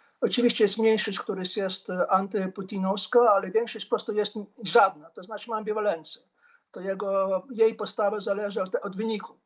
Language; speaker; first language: Polish; non-native, fluent; Ukrainian